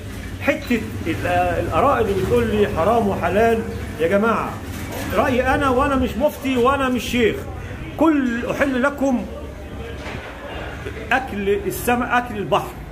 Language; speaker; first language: Arabic; native; Arabic